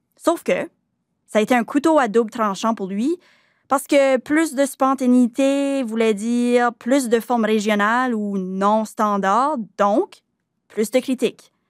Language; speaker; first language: French; native; French